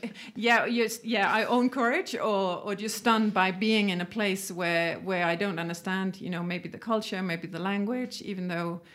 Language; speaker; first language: English; non-native, fluent; Danish